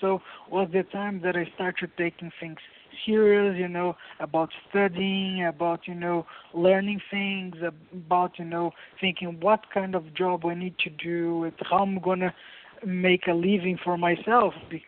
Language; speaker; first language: English; non-native, fluent; Portuguese